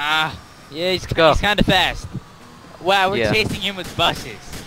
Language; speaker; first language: English; native; English